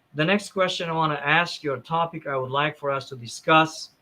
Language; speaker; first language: English; non-native, fluent; Romanian